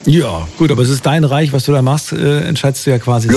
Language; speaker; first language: German; native; German